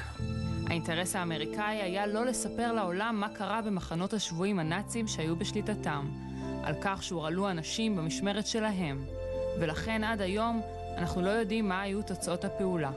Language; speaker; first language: Hebrew; native; Hebrew